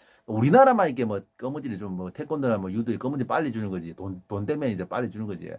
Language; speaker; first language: Korean; native; Korean